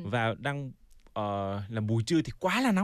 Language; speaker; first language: Vietnamese; non-native, fluent; Korean